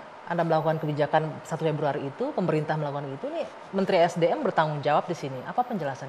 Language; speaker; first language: Indonesian; native; Indonesian